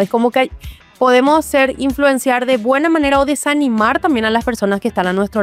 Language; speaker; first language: Spanish; native; Spanish